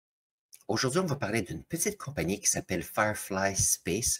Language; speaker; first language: French; native; French